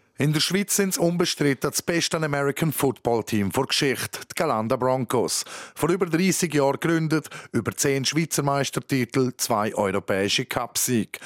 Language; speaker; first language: German; native; German